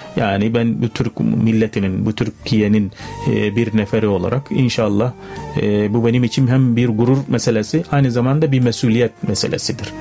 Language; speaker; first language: Turkish; non-native, fluent; Arabic